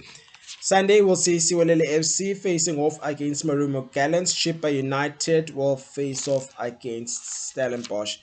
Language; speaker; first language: English; non-native, local second language; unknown